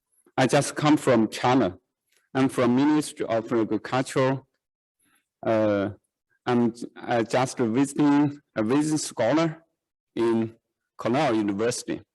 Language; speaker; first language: English; non-native, learner; Chinese